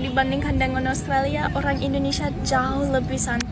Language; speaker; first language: Indonesian; non-native, fluent; English